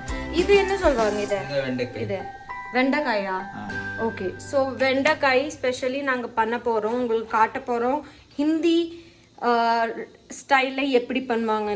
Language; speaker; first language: Tamil; non-native, learner; Hindi